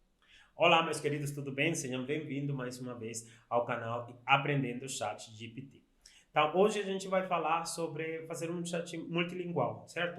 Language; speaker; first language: Portuguese; non-native, fluent; Spanish